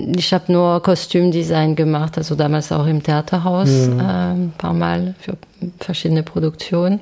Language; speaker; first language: German; non-native, fluent; French